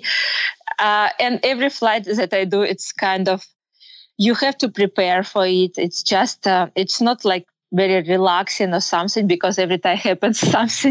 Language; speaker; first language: English; non-native, learner; Russian